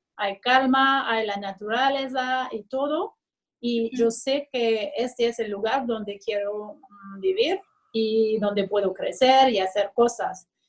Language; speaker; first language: Spanish; non-native, fluent; French